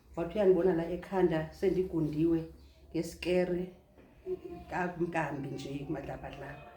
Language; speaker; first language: Zulu; non-native, local second language; Xhosa